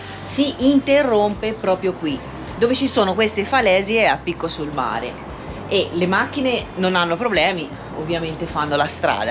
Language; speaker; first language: Italian; native; Italian